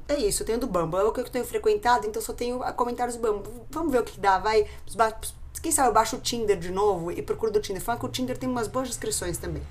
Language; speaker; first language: Portuguese; native; Portuguese